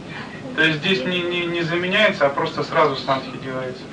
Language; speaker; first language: Russian; native; Russian